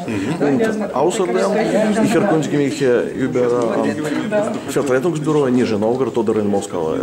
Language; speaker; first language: German; non-native, learner; Russian